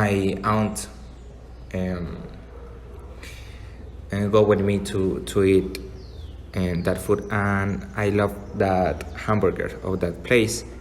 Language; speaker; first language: English; non-native, learner; Spanish